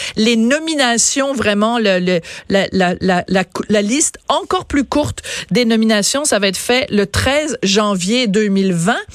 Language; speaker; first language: French; native; French